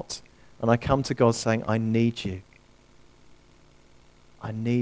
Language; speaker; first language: English; native; English